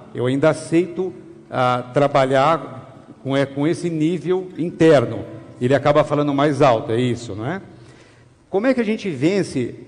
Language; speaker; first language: Portuguese; native; Portuguese